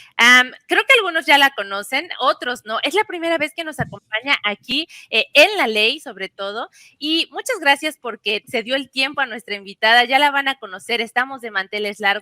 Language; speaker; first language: Spanish; native; Spanish